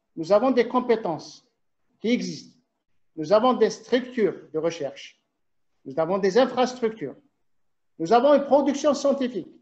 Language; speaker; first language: French; non-native, local second language; Arabic